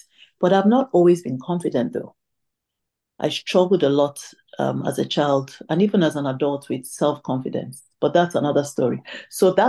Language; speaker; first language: English; non-native, local second language; Igbo